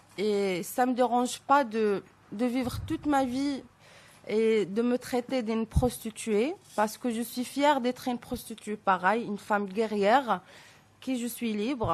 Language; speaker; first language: French; non-native, local second language; Arabic